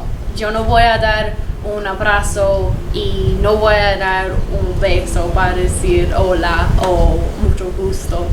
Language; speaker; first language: Spanish; non-native, learner; English